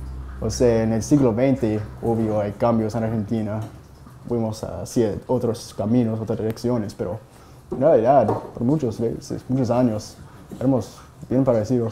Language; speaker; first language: Spanish; non-native, fluent; English